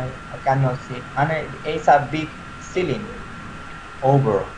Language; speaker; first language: English; non-native, learner; Spanish